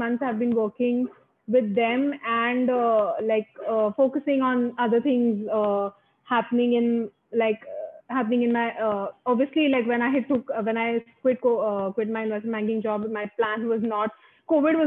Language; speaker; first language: English; non-native, local second language; Marathi